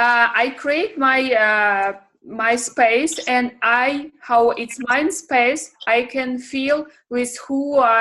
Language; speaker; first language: English; non-native, learner; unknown